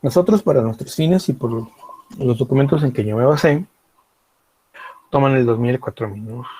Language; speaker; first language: Spanish; native; Spanish